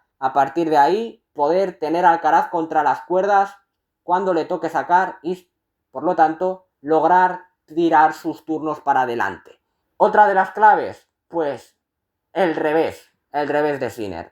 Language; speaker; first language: Spanish; native; Spanish